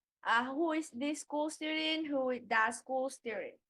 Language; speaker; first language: English; non-native, learner; Vietnamese